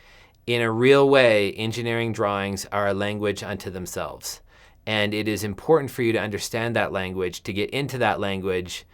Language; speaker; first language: English; native; English